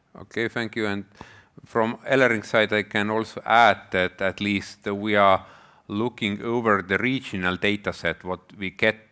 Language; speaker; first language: English; non-native, fluent; Estonian